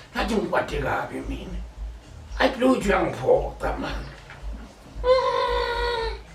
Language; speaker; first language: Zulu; native; Zulu